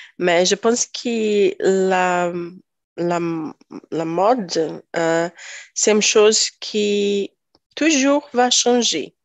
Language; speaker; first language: French; non-native, learner; Portuguese